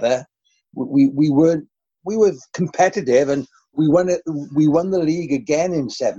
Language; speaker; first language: English; native; English